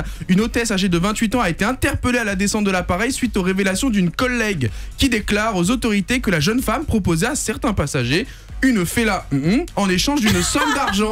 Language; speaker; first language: French; native; French